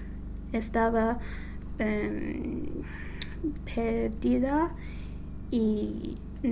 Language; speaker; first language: Spanish; non-native, learner; English